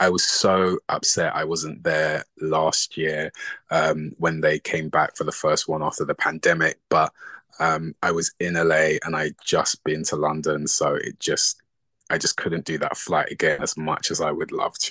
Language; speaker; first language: English; native; English